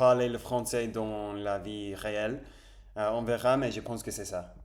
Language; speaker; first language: French; non-native, fluent; Spanish